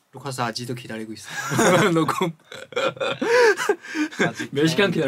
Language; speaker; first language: Korean; non-native, fluent; Chinese